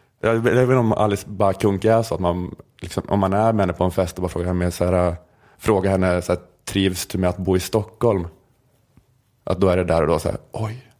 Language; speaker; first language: Swedish; native; Swedish